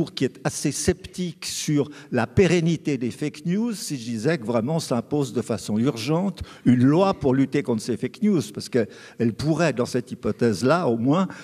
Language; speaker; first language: French; native; French